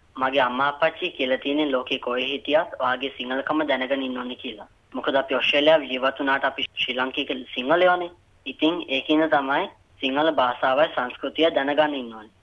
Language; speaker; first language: Sinhala; early bilingual, heritage; Sinhala